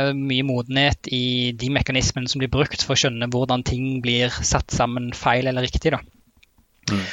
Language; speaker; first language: Norwegian; native; Norwegian